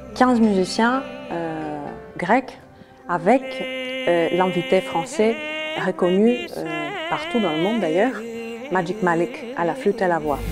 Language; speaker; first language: French; non-native, fluent; Greek